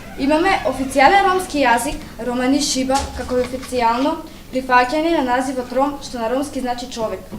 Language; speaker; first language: Macedonian; non-native, local second language; Romany